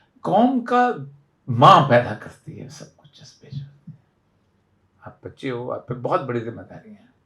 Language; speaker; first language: Urdu; non-native, local second language; Punjabi